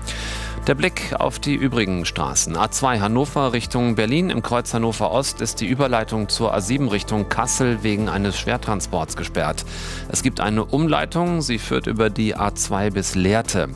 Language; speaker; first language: German; native; German